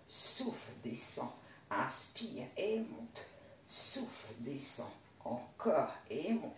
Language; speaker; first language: French; native; French